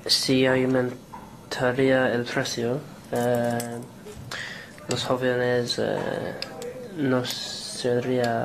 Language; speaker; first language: Spanish; non-native, learner; English